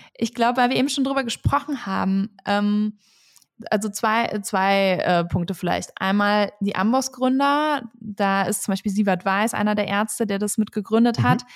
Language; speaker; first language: German; native; German